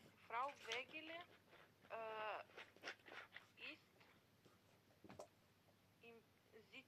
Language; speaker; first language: German; non-native, learner; Macedonian